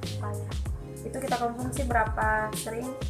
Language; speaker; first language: Indonesian; native; Indonesian